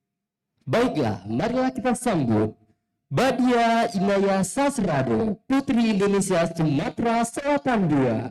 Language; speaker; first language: Indonesian; native; Indonesian